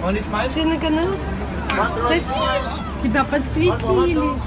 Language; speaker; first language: Russian; native; Russian